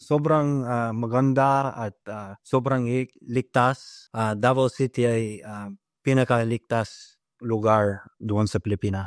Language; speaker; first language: Filipino; non-native, learner; English